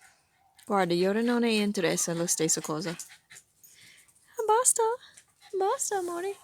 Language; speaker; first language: Italian; non-native, learner; English